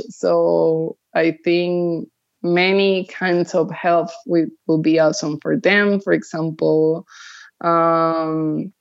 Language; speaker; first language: English; early bilingual, other home language; Spanish